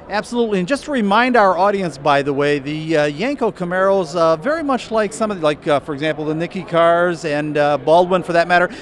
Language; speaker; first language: English; native; English